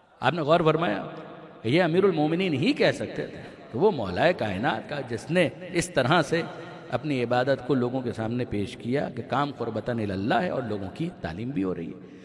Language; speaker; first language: Urdu; non-native, local second language; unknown